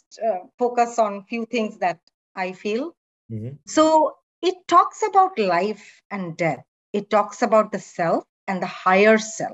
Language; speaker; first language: English; non-native, local second language; Bangla